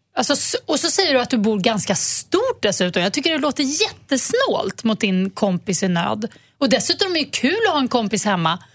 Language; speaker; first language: Swedish; native; Swedish